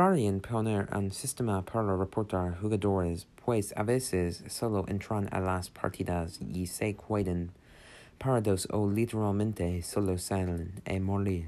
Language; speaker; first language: Spanish; non-native, learner; English